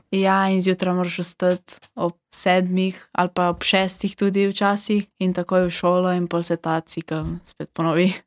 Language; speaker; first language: Slovenian; native; Slovenian